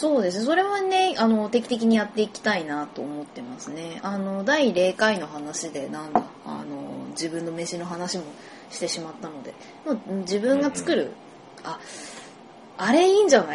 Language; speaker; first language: Japanese; native; Japanese